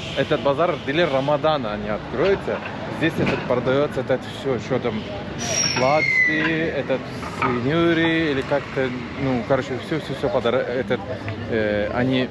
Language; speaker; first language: Russian; non-native, learner; Turkish